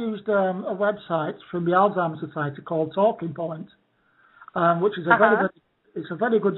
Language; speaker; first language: English; native; English